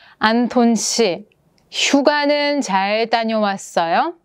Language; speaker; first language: Korean; non-native, fluent; Russian